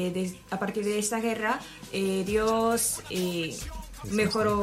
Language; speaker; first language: Spanish; non-native, learner; Ukrainian